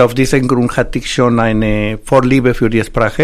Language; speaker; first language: German; non-native, fluent; Spanish